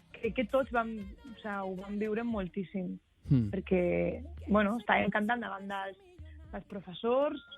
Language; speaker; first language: Catalan; native; Catalan